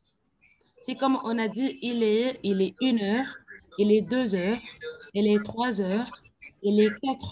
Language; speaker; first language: French; non-native, fluent; Arabic